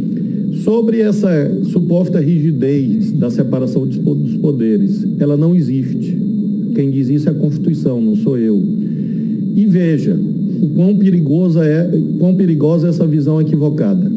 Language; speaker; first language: Portuguese; native; Portuguese